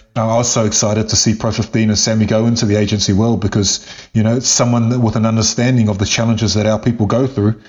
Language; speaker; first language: English; native; English